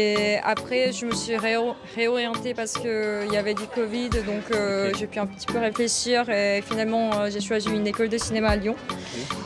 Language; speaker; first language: French; non-native, fluent; Korean